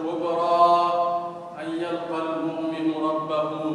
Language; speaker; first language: Arabic; non-native, local second language; Somali